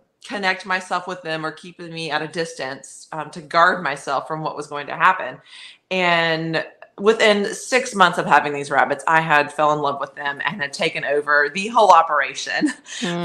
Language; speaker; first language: English; native; English